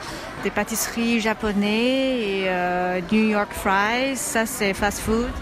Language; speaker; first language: French; non-native, fluent; Chinese